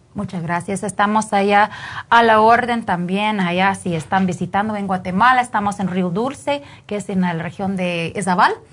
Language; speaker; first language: Spanish; non-native, fluent; English